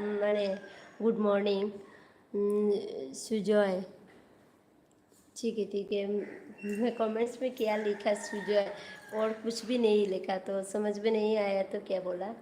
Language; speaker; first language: Hindi; non-native, local second language; Bangla